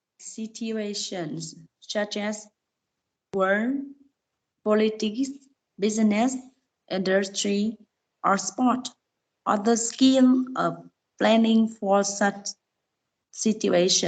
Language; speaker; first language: English; non-native, learner; Vietnamese